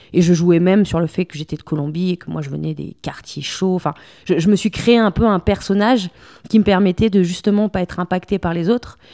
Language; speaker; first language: French; early bilingual, other home language; Spanish